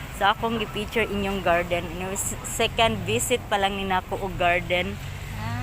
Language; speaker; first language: Filipino; non-native, local second language; Waray